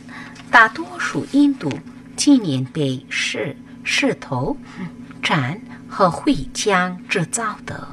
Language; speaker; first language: Chinese; non-native, fluent; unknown